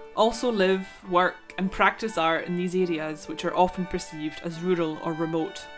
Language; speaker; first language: English; non-native, local second language; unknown